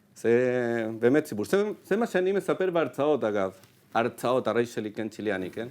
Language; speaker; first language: Hebrew; non-native, fluent; Spanish